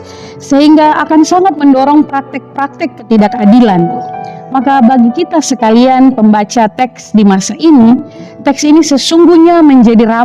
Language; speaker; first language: Indonesian; native; Indonesian